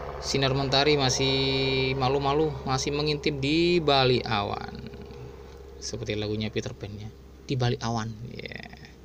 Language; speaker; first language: Indonesian; non-native, local second language; Madurese